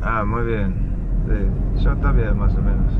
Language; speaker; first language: Spanish; non-native, fluent; English